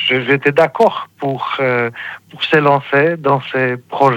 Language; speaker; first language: French; non-native, fluent; Polish